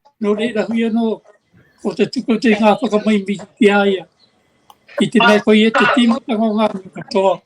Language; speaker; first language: Māori; native; Māori